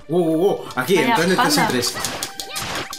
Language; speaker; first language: Spanish; native; Spanish